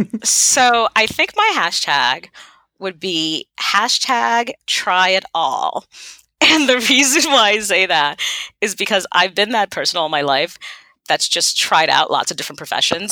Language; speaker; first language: English; non-native, fluent; Haitian Creole